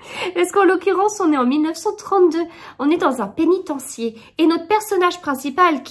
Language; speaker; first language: French; native; French